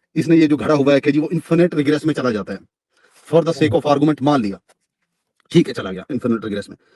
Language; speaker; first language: Urdu; native; Urdu